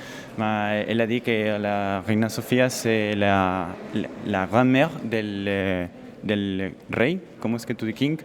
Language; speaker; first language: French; non-native, learner; Spanish